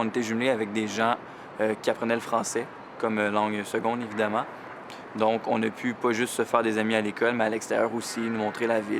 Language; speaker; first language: French; native; French